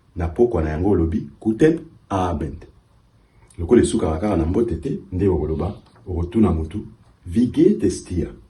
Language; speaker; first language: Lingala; early bilingual, heritage; Lingala